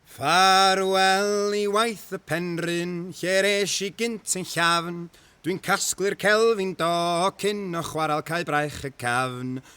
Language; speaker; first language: Welsh; native; Welsh